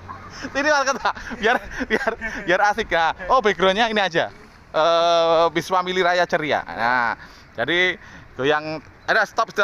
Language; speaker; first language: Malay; non-native, local second language; Javanese